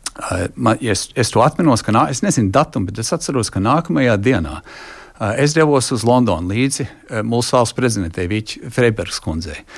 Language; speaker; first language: Latvian; early bilingual, heritage; Latvian